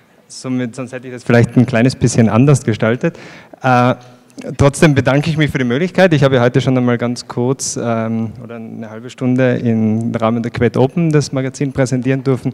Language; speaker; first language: German; native; German